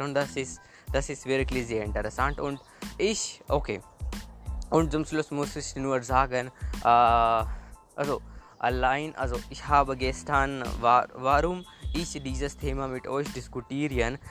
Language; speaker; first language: German; non-native, learner; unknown